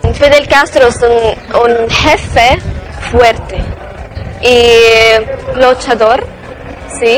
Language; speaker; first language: Spanish; non-native, learner; Arabic